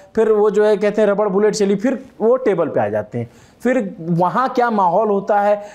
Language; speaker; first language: Hindi; native; Hindi